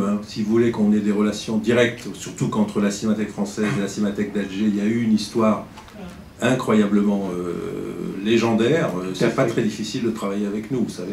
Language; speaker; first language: French; native; French